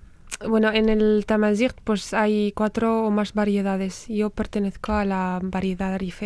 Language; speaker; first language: Spanish; non-native, fluent; Riffian